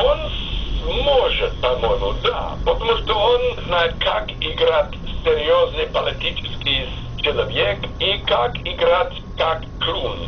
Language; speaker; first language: Russian; non-native, fluent; English